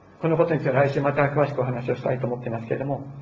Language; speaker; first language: Japanese; native; Japanese